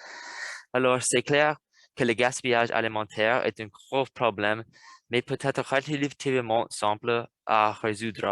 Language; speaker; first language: French; non-native, learner; English